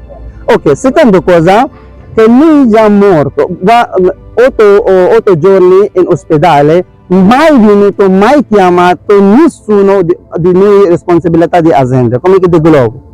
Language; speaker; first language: Italian; non-native, learner; Urdu